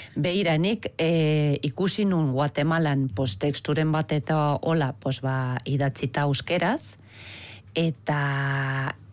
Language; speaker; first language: Basque; non-native, fluent; Swiss German